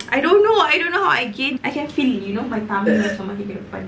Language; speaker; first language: English; non-native, local second language; Malay